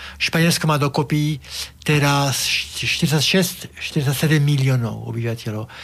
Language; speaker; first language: Slovak; non-native, fluent; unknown